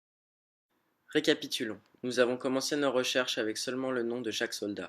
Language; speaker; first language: French; native; French